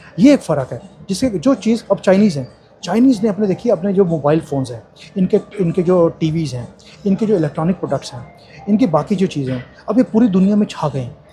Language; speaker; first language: Hindi; native; Hindi